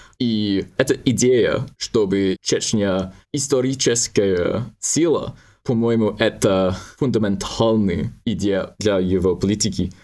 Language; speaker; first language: Russian; non-native, learner; English